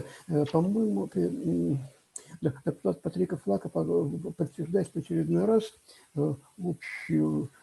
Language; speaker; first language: Russian; native; Russian